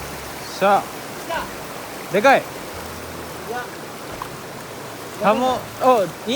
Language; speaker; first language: Japanese; native; Japanese